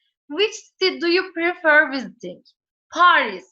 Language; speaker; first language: English; non-native, fluent; Turkish